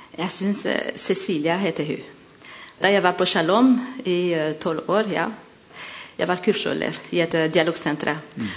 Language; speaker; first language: Norwegian; non-native, learner; Malagasy